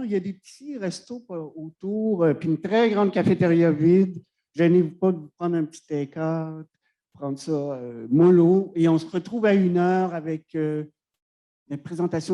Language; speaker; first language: French; native; French